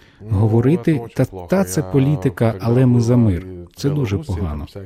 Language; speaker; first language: Ukrainian; non-native, fluent; Lithuanian